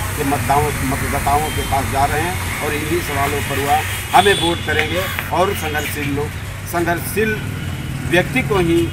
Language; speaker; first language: Hindi; native; Hindi